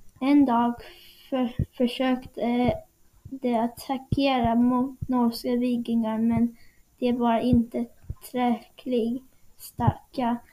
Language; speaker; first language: Swedish; non-native, learner; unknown